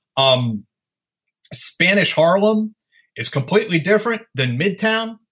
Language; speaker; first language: English; native; English